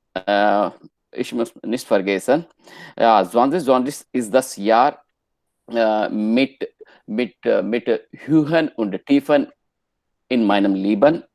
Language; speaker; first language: German; non-native, learner; Hindi